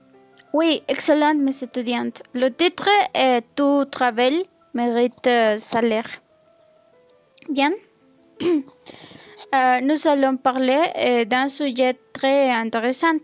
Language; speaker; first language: French; non-native, learner; Spanish